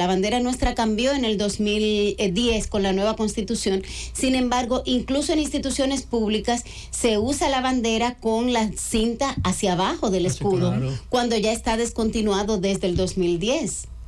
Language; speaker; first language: Spanish; native; Spanish